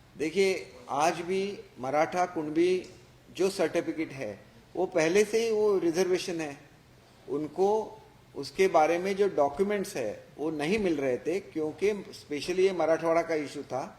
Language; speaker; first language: Hindi; non-native, local second language; Marathi